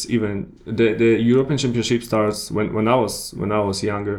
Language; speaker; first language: English; non-native, learner; Polish